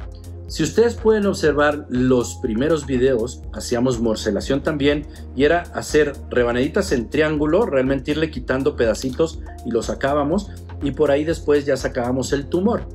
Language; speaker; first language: Spanish; native; Spanish